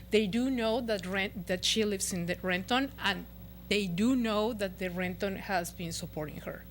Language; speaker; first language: English; non-native, fluent; Spanish